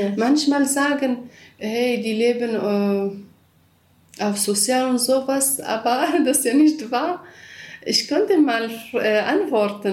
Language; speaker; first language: German; non-native, learner; Kurdish